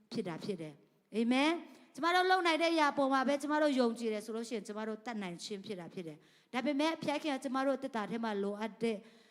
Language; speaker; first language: Burmese; non-native, local second language; Tedim Chin